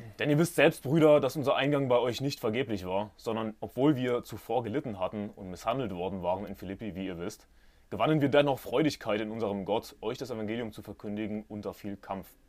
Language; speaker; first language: German; native; German